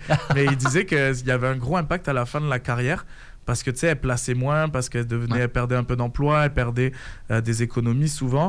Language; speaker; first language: French; native; French